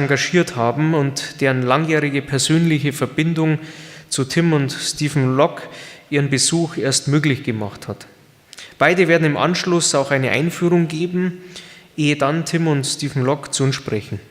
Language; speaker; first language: German; native; German